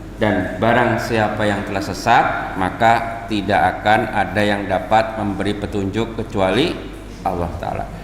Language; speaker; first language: Indonesian; native; Indonesian